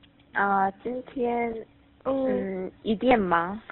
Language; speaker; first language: Chinese; non-native, learner; Korean